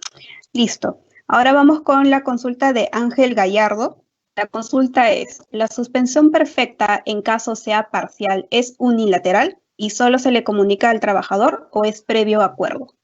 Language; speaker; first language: Spanish; native; Spanish